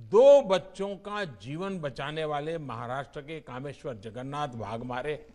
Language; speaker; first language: Hindi; non-native, local second language; Gujarati